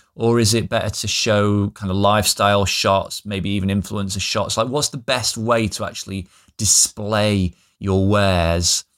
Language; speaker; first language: English; native; English